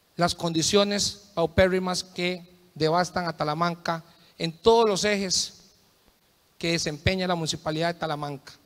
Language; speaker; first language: Spanish; native; Spanish